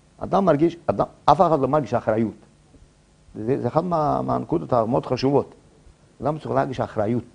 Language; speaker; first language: Hebrew; non-native, fluent; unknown